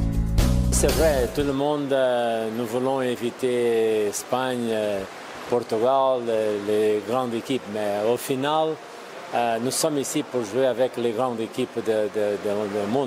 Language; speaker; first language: French; non-native, fluent; Portuguese